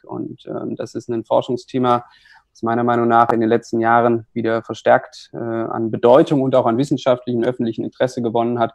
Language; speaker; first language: German; native; German